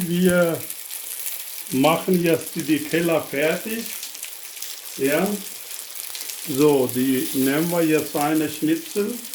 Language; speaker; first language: German; non-native, learner; Urdu